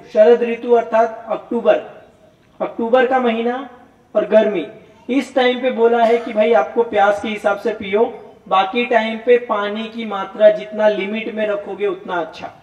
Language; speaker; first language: Hindi; non-native, local second language; Gujarati